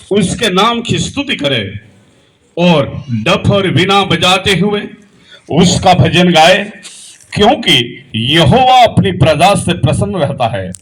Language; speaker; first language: Hindi; non-native, local second language; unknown